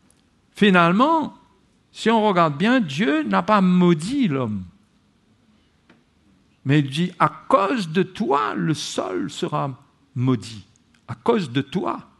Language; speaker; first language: French; native; French